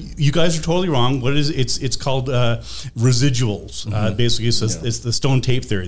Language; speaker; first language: English; native; English